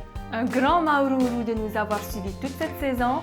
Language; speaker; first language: French; native; French